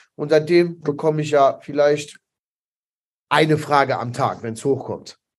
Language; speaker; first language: German; early bilingual, other home language; Italian